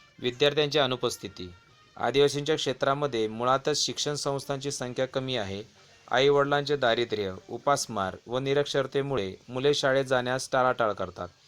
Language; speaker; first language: Marathi; native; Marathi